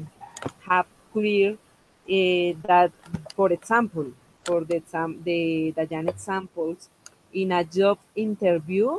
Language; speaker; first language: English; non-native, local second language; Spanish